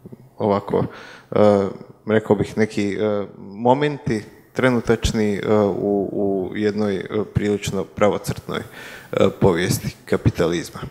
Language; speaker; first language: Croatian; native; Croatian